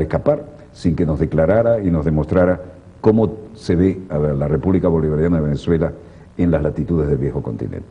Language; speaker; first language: Spanish; native; Spanish